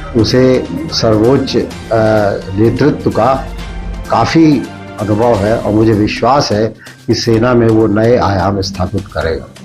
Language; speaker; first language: Hindi; native; Hindi